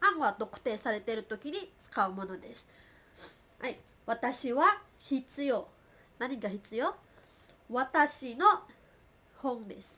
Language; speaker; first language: Japanese; non-native, fluent; Filipino